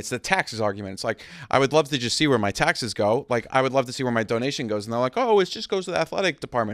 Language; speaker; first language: English; native; English